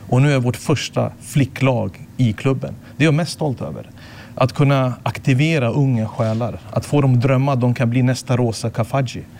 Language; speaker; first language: Swedish; early bilingual, other home language; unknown